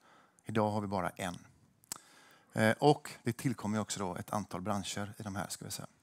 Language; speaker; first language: Swedish; native; Swedish